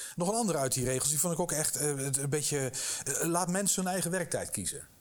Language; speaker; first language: Dutch; native; Dutch